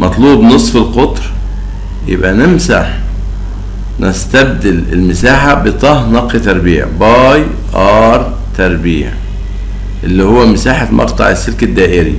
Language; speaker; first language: Arabic; native; Arabic